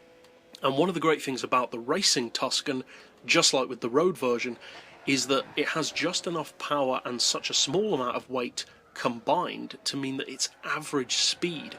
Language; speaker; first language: English; native; English